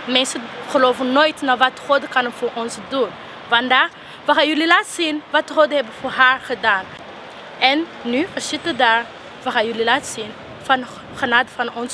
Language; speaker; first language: Dutch; non-native, learner; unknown